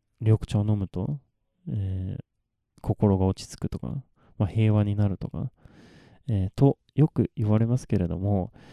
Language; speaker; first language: Japanese; non-native, fluent; Swedish